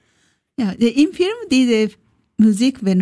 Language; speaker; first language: German; non-native, learner; Japanese